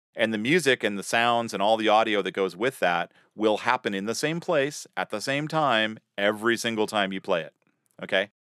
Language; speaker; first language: English; native; English